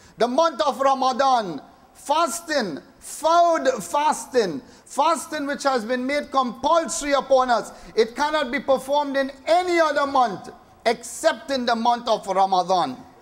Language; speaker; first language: English; native; English